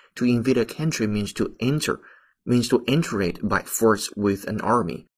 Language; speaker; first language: English; non-native, fluent; Chinese